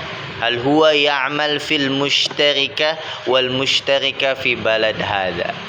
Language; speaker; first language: Arabic; non-native, fluent; Indonesian